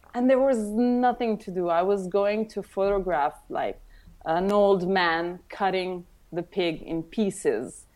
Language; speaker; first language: English; early bilingual, other home language; Italian